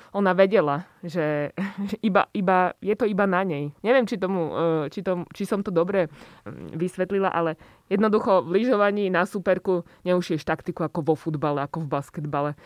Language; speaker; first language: Slovak; native; Slovak